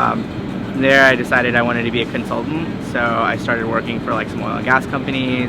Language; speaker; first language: English; native; English